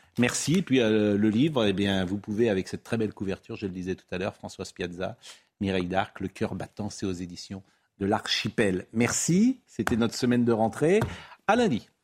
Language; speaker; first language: French; native; French